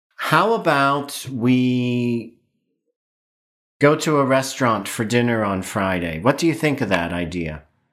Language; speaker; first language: English; native; English